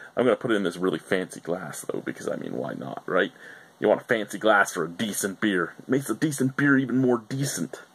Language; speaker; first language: English; native; English